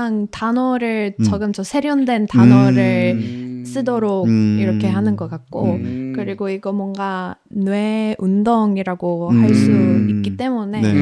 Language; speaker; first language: Korean; non-native, fluent; Polish